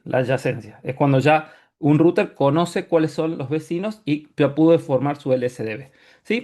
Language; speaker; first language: Spanish; native; Spanish